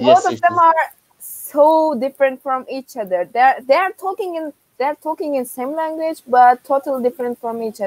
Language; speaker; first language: English; non-native, fluent; Turkish